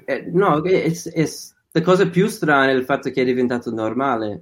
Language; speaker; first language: Italian; non-native, fluent; English